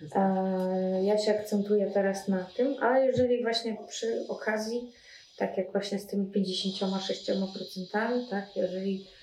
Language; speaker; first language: Polish; non-native, fluent; Russian